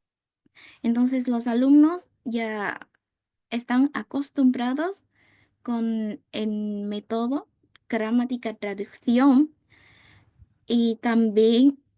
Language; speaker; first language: Spanish; non-native, fluent; Vietnamese